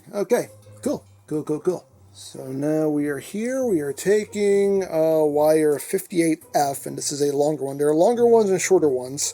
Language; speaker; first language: English; native; English